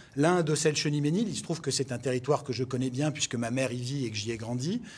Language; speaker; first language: French; native; French